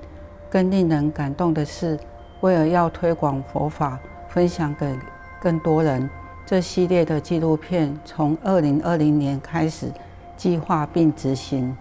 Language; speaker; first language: Chinese; native; Chinese